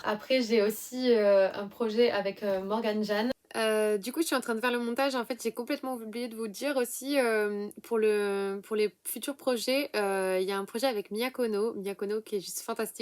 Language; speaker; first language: French; native; French